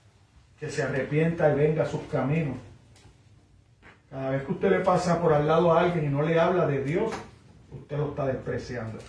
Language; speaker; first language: Spanish; native; Spanish